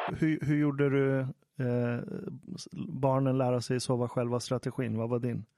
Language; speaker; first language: Swedish; early bilingual, other home language; Persian